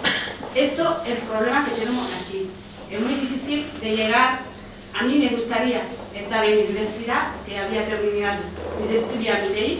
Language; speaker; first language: Spanish; non-native, learner; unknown